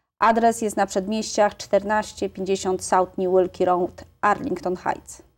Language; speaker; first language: Polish; native; Polish